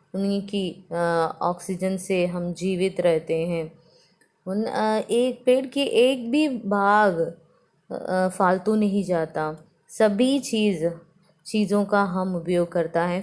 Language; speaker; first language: Hindi; non-native, local second language; Malayalam